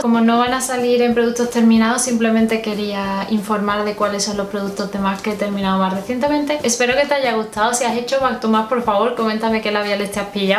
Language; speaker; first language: Spanish; native; Spanish